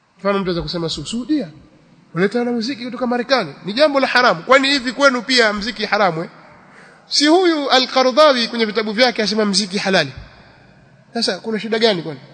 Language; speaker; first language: Swahili; native; Swahili